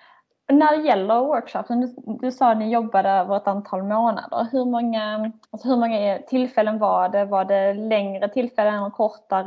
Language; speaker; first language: Swedish; native; Swedish